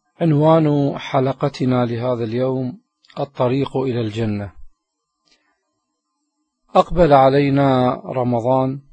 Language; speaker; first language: Arabic; native; Arabic